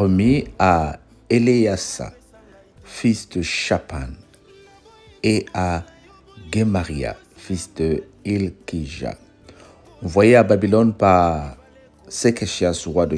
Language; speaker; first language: French; non-native, local second language; Lingala